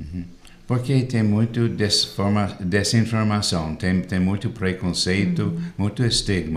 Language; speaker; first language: Portuguese; non-native, fluent; English